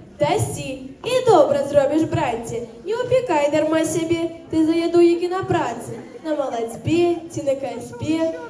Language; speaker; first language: Belarusian; non-native, local second language; Russian